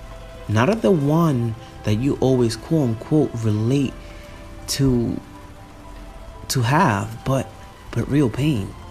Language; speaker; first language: English; native; English